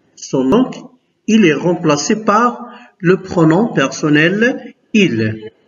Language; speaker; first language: French; non-native, local second language; Arabic